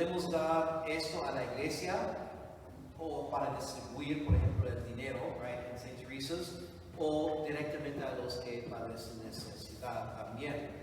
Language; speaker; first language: Spanish; non-native, fluent; English